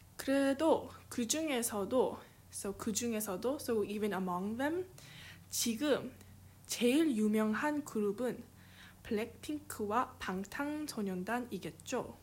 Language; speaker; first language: Korean; early bilingual, heritage; English